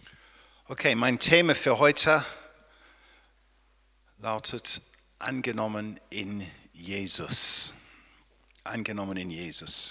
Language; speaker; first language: German; non-native, fluent; English